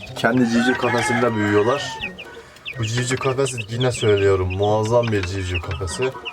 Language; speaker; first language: Turkish; native; Turkish